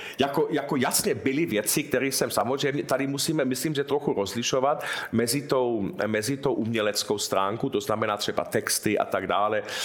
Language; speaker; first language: Czech; early bilingual, heritage; Czech